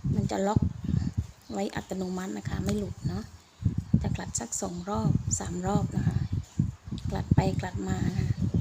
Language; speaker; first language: Thai; native; Thai